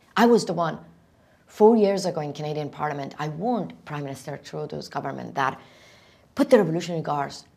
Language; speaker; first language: English; non-native, fluent; Persian